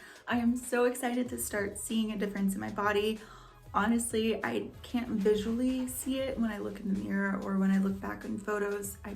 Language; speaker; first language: English; native; English